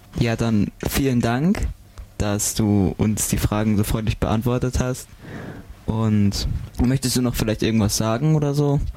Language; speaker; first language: German; native; German